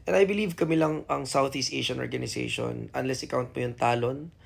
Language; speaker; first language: Filipino; native; Filipino